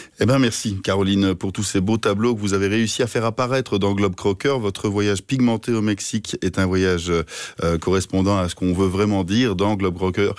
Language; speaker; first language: French; native; French